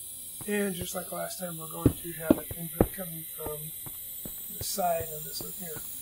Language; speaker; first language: English; native; English